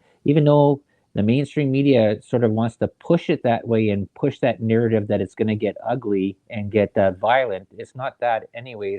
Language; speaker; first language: English; native; English